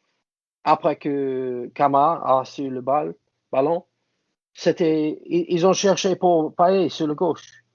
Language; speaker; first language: French; non-native, fluent; English